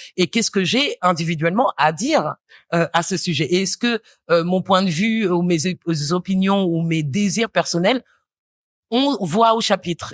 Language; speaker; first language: French; native; French